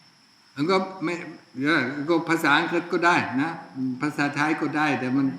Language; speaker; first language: Thai; non-native, fluent; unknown